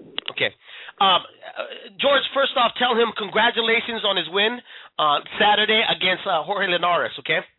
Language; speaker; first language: English; early bilingual, other home language; Spanish